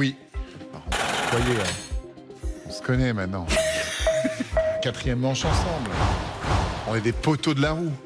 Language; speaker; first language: French; native; French